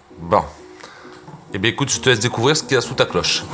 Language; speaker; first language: French; native; French